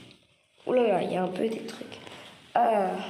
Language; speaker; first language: French; native; French